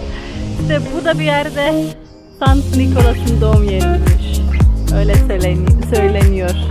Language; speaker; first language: Turkish; non-native, fluent; Slovenian